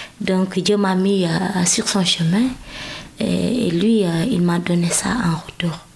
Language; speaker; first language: French; non-native, local second language; Wolof